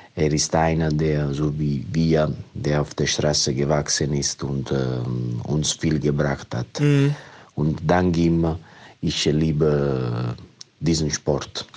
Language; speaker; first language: German; non-native, fluent; Italian